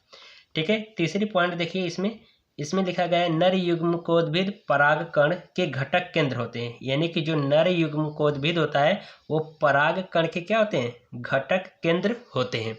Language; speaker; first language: Hindi; native; Hindi